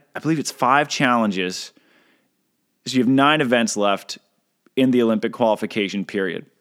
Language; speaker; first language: English; native; English